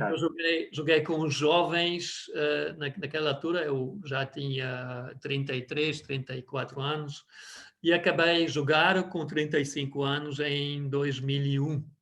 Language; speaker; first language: Portuguese; non-native, fluent; German